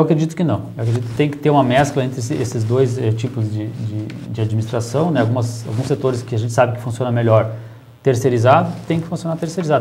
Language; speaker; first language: Portuguese; native; Portuguese